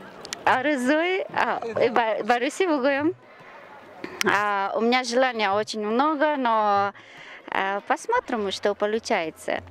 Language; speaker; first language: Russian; non-native, learner; Persian